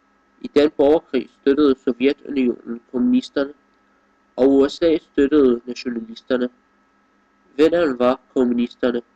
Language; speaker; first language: Danish; non-native, fluent; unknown